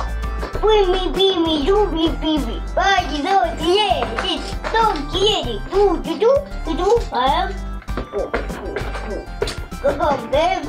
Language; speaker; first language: Russian; native; Russian